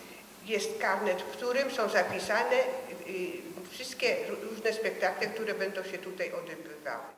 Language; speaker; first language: Polish; early bilingual, heritage; French